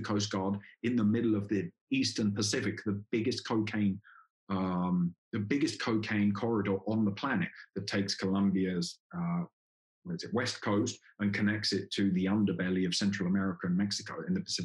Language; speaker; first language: English; native; English